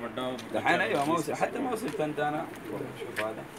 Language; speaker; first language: Arabic; non-native, learner; Urdu